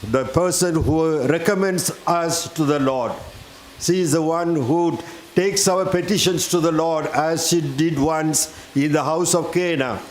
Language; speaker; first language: English; non-native, local second language; Tamil